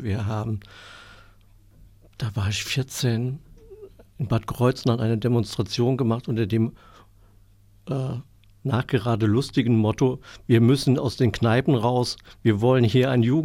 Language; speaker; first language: German; native; German